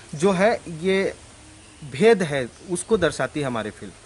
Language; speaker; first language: Hindi; native; Hindi